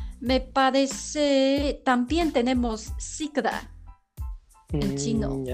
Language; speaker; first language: Spanish; non-native, learner; Chinese